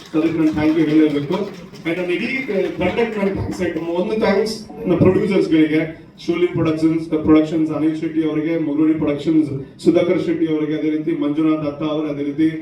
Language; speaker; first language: Kannada; non-native, local second language; Tulu